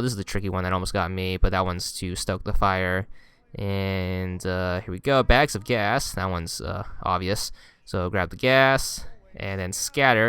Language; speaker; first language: English; native; English